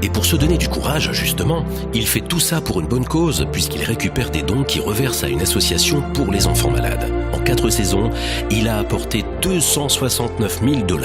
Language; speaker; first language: French; native; French